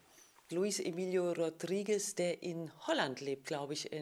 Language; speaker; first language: German; native; German